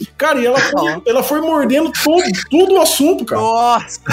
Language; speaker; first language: Portuguese; native; Portuguese